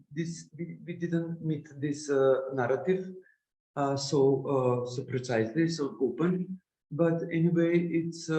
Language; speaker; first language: English; non-native, learner; Macedonian